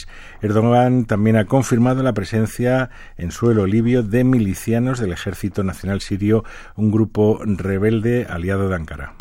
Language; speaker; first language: Spanish; native; Spanish